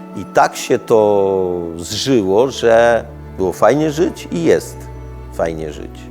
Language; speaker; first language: Polish; early bilingual, heritage; Romanian